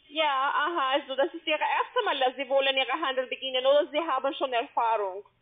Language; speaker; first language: German; non-native, fluent; French